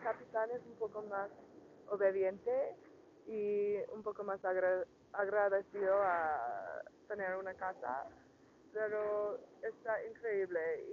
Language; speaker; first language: Spanish; non-native, learner; English